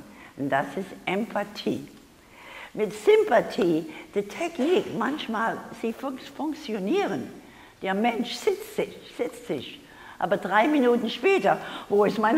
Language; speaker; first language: German; non-native, learner; English